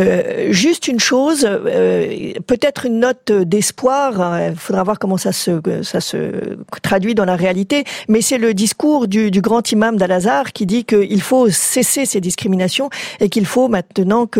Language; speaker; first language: French; native; French